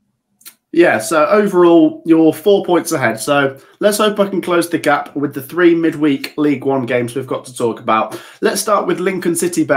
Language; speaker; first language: English; native; English